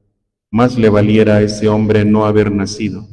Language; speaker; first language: Spanish; native; Spanish